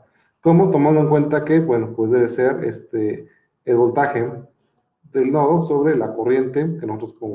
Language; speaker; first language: Spanish; native; Spanish